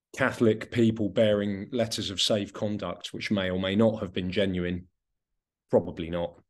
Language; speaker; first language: English; non-native, local second language; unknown